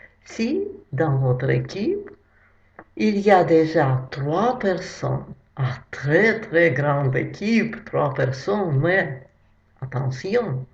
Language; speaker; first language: French; non-native, fluent; Russian